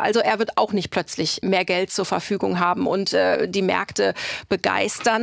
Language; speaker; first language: German; native; German